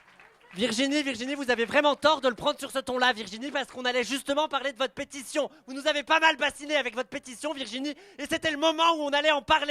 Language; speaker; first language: French; native; French